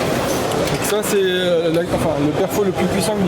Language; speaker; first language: French; native; French